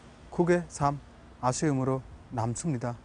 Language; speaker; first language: Korean; non-native, learner; Bangla